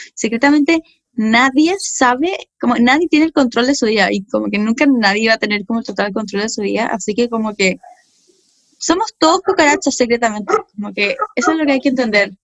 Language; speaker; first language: Spanish; native; Spanish